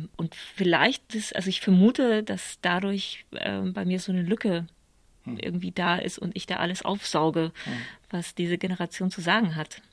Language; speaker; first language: German; early bilingual, other home language; Polish